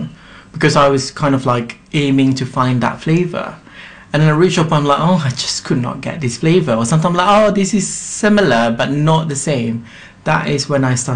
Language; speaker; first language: English; non-native, local second language; Malay